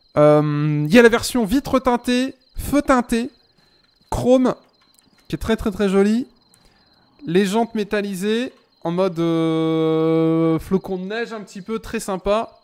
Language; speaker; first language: French; native; French